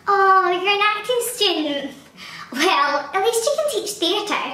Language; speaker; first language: English; native; English